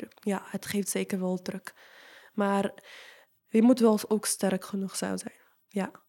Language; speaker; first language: Dutch; non-native, fluent; Arabic